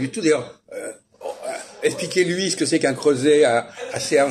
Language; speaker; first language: French; native; French